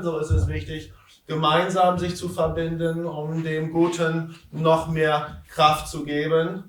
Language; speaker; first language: German; native; German